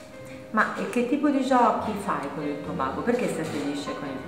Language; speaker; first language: Italian; native; Italian